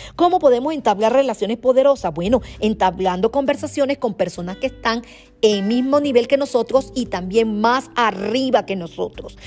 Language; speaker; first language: Spanish; native; Spanish